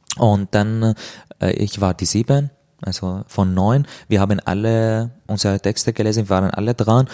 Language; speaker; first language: German; non-native, fluent; Arabic